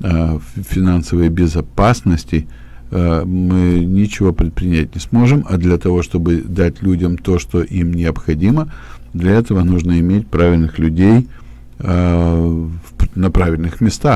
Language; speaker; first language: Russian; native; Russian